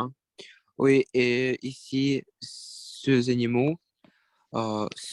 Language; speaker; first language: French; non-native, learner; Russian